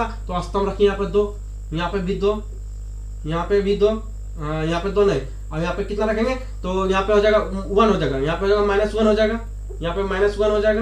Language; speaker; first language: Hindi; native; Hindi